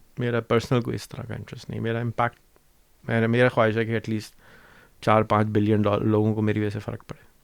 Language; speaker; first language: Urdu; native; Urdu